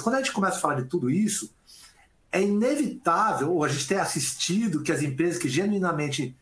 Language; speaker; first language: Portuguese; native; Portuguese